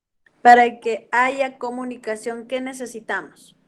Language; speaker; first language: Spanish; native; Spanish